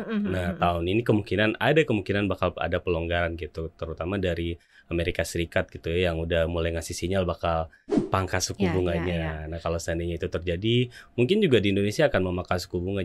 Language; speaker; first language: Indonesian; native; Indonesian